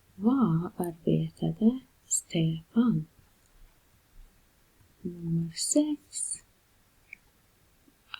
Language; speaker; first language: Swedish; non-native, fluent; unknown